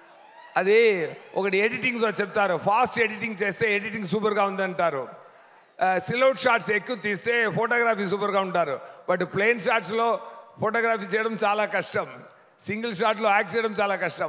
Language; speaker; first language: Telugu; non-native, local second language; Tamil